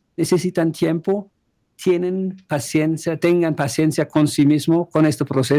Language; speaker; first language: Spanish; non-native, fluent; German